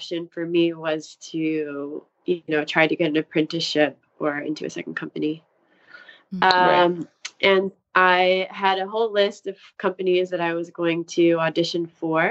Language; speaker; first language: English; native; English